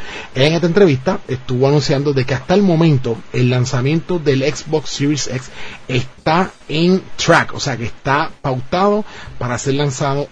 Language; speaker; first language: Spanish; native; Spanish